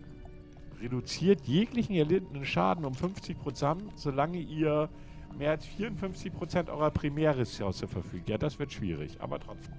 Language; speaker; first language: German; native; German